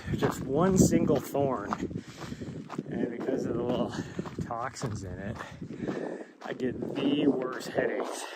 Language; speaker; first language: English; native; English